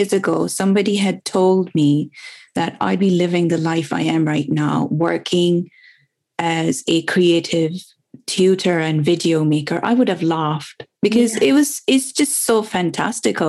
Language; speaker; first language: English; non-native, local second language; Urdu